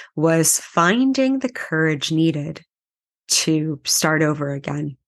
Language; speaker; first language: English; native; English